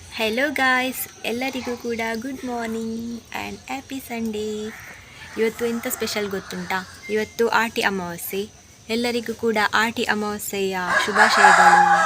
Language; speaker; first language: Kannada; non-native, local second language; Tulu